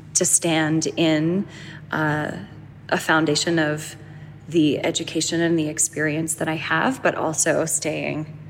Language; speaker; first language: English; native; English